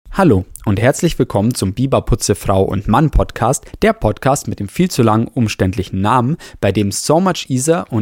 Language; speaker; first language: German; native; German